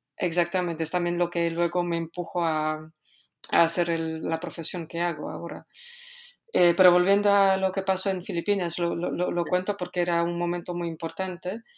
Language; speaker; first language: Spanish; non-native, fluent; Polish